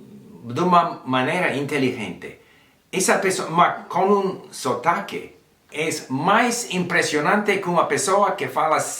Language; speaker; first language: Portuguese; non-native, learner; English